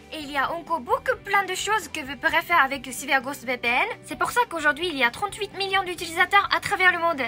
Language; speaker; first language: French; non-native, fluent; Japanese